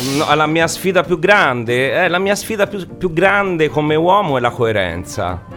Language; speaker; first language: Italian; native; Italian